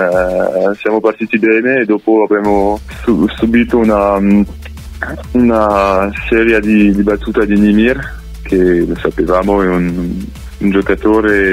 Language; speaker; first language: Italian; non-native, fluent; French